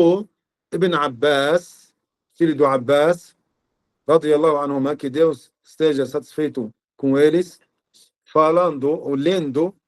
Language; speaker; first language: Portuguese; non-native, fluent; Arabic